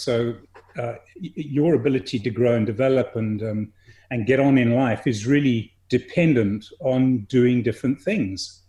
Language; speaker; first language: English; native; English